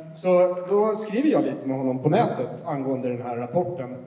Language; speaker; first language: Swedish; native; Swedish